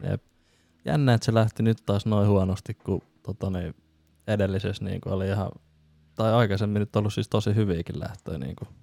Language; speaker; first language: Finnish; native; Finnish